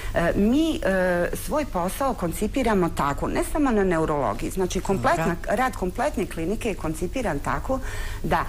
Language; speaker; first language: Bosnian; native; Bosnian